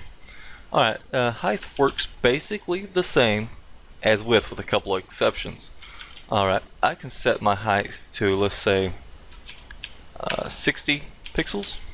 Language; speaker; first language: English; native; English